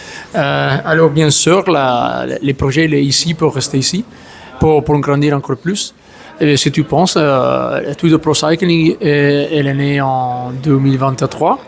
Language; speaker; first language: French; non-native, learner; Italian